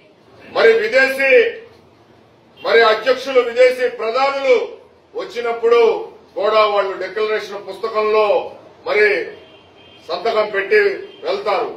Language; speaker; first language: Telugu; native; Telugu